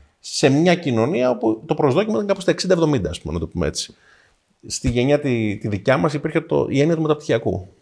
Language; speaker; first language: Greek; native; Greek